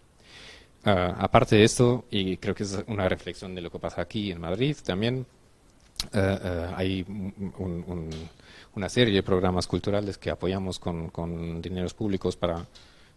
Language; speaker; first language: Spanish; non-native, fluent; German